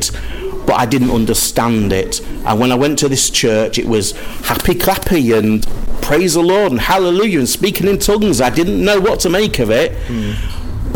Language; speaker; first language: English; native; English